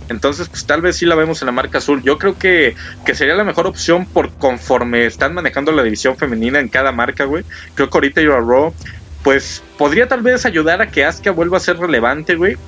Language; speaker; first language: Spanish; native; Spanish